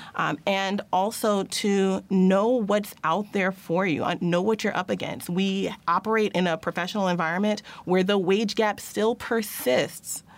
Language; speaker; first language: English; native; English